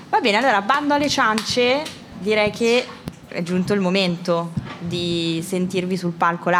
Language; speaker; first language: Italian; native; Italian